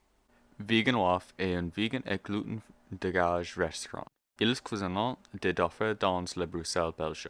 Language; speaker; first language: French; non-native, learner; English